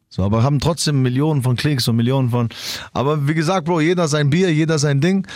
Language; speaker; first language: German; early bilingual, other home language; Albanian